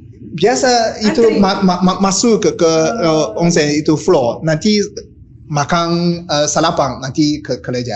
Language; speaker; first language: Indonesian; non-native, learner; Japanese